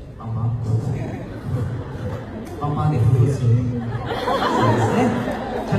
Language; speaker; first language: Japanese; non-native, fluent; Korean